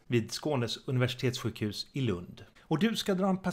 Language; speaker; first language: Swedish; native; Swedish